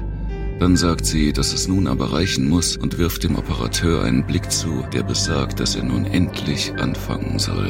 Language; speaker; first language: German; native; German